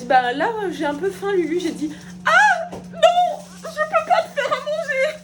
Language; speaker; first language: French; native; French